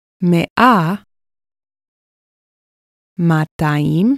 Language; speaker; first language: Hebrew; non-native, fluent; English